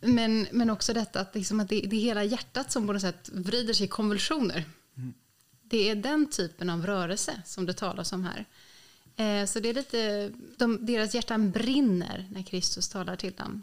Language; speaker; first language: Swedish; native; Swedish